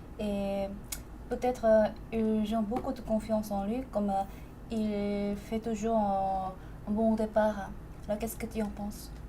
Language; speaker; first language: French; non-native, fluent; Korean